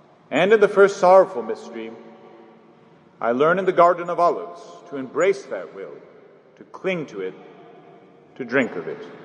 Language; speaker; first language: English; native; English